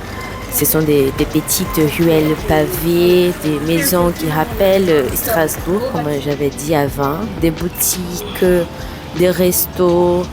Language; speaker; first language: French; non-native, fluent; Portuguese